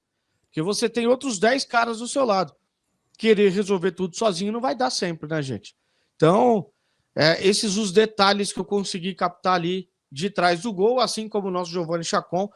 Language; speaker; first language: Portuguese; native; Portuguese